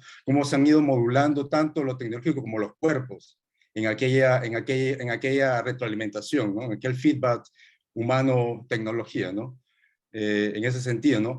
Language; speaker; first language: Spanish; native; Spanish